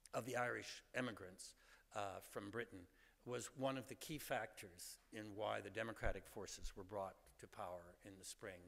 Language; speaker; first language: English; native; English